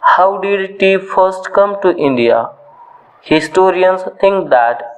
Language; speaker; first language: English; non-native, local second language; Marathi